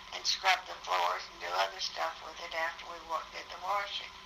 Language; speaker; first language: English; native; English